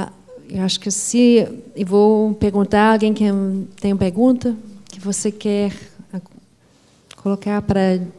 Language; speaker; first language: Portuguese; non-native, fluent; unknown